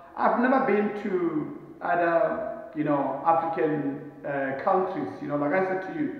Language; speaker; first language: English; non-native, local second language; Northern Sotho